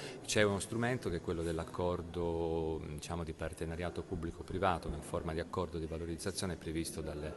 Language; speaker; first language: Italian; native; Italian